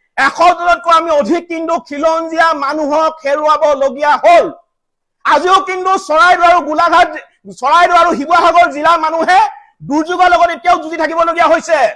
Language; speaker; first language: Assamese; native; Assamese